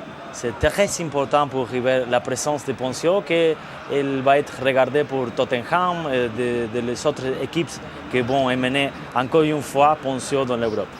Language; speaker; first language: French; non-native, fluent; Spanish